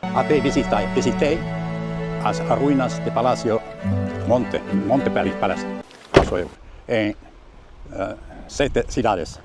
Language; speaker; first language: Portuguese; non-native, learner; Finnish